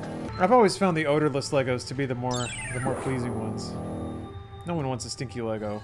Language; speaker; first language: English; native; English